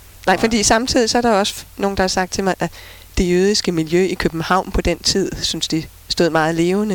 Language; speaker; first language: Danish; native; Danish